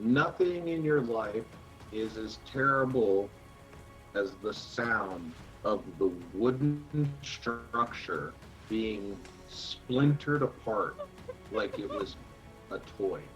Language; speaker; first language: English; native; English